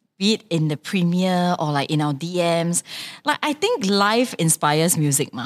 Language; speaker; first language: English; non-native, local second language; Chinese